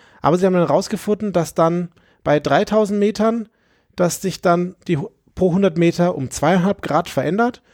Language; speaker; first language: German; native; German